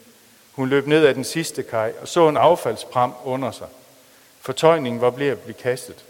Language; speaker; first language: Danish; native; Danish